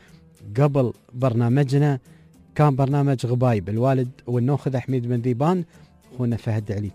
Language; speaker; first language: Arabic; native; Arabic